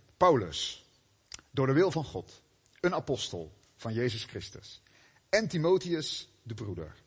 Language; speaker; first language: Dutch; native; Dutch